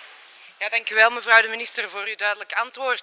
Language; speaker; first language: Dutch; native; Dutch